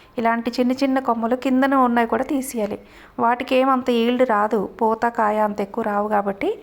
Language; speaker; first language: Telugu; native; Telugu